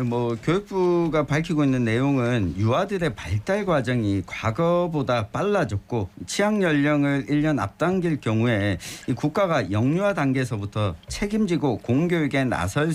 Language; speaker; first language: Korean; native; Korean